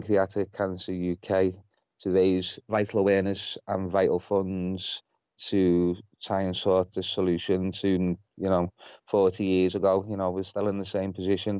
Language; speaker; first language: English; native; English